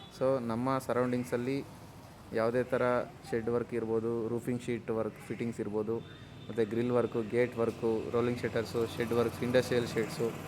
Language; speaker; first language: Kannada; native; Kannada